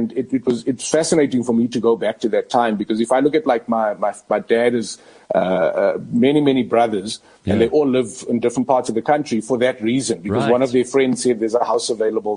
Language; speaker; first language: English; native; English